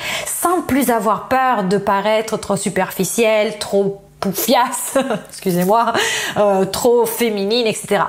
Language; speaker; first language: French; non-native, fluent; Italian